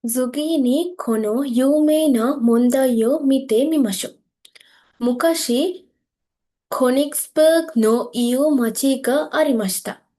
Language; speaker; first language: Japanese; non-native, learner; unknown